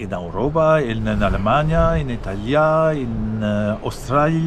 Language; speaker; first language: Spanish; non-native, learner; French